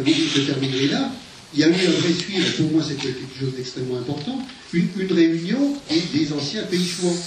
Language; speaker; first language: French; native; French